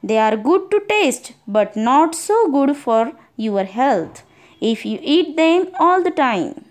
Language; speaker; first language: English; non-native, local second language; Marathi